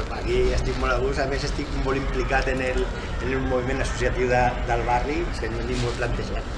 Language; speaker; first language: Catalan; non-native, local second language; Spanish